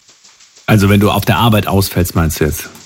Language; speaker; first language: German; native; German